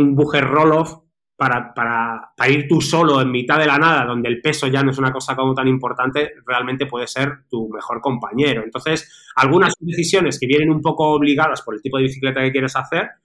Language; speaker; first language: Spanish; native; Spanish